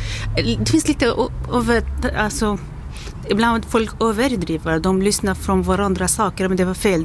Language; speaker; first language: Swedish; non-native, learner; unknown